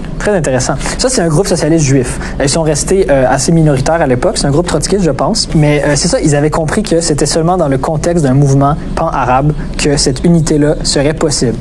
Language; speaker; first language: French; native; French